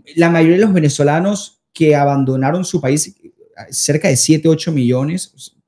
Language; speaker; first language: Spanish; native; Spanish